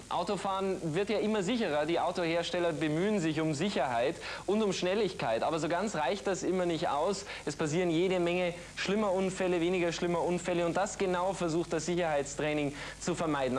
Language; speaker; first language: German; native; German